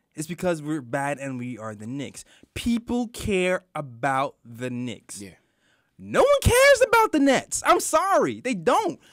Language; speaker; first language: English; native; English